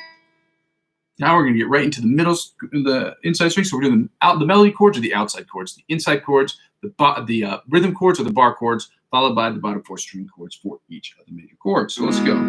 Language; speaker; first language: English; native; English